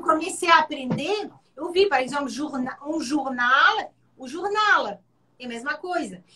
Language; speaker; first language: Portuguese; non-native, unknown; French